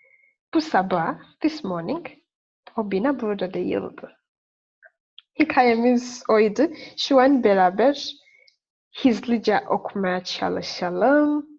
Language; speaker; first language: Turkish; non-native, fluent; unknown